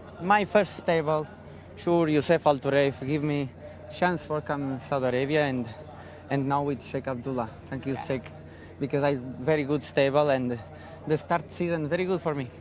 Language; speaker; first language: English; non-native, learner; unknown